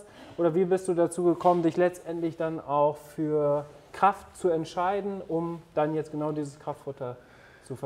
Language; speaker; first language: German; native; German